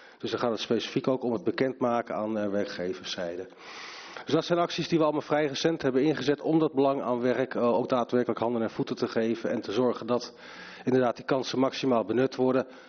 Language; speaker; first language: Dutch; native; Dutch